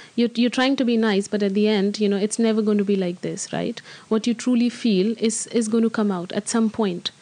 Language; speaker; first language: English; non-native, local second language; Hindi